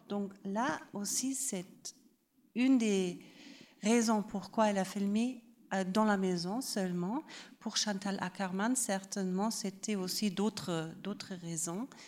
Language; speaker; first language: French; non-native, fluent; German